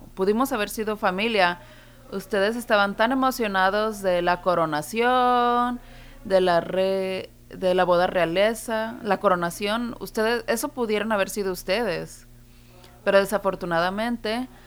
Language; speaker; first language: Spanish; non-native, fluent; English